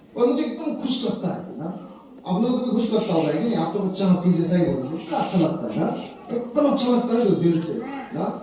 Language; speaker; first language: Hindi; non-native, local second language; Nepali